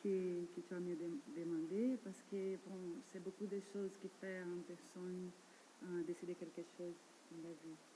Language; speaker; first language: French; non-native, learner; Portuguese